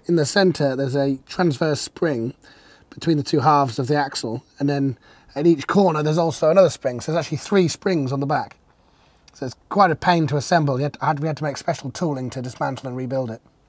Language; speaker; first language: English; native; English